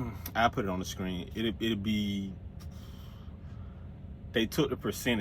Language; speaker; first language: English; native; English